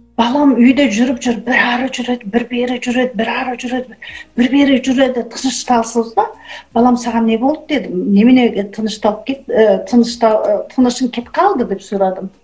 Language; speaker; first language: Kazakh; early bilingual, heritage; Kazakh